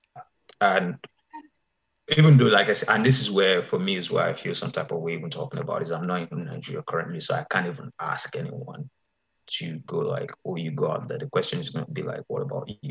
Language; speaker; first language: English; non-native, local second language; Yoruba